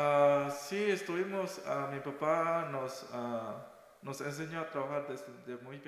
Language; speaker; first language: Spanish; non-native, local second language; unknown